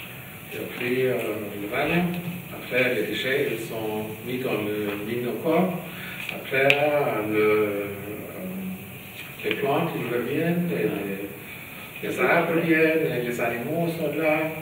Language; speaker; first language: French; non-native, learner; German